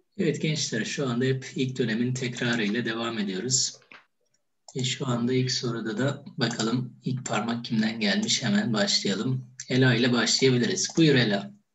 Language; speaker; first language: Turkish; native; Turkish